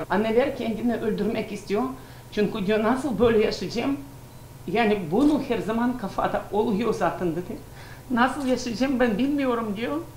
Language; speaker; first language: Turkish; non-native, learner; Ukrainian